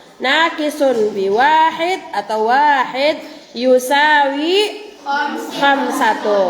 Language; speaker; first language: Arabic; non-native, fluent; Indonesian